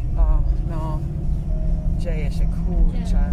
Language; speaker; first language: Polish; non-native, learner; English